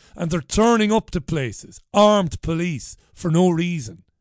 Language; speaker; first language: English; native; English